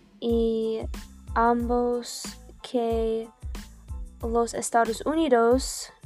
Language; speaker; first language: Spanish; non-native, learner; English